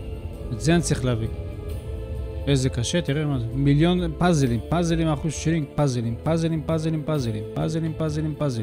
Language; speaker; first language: Hebrew; native; Hebrew